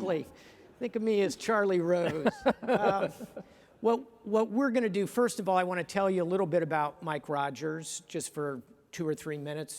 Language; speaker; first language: English; native; English